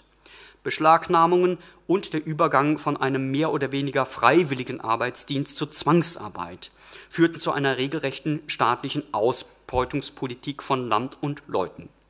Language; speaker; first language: German; native; German